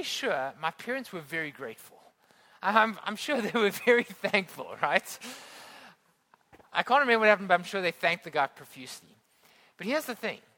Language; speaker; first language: English; native; English